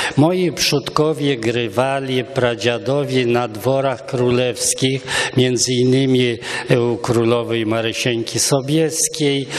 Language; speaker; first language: Polish; non-native, local second language; Romany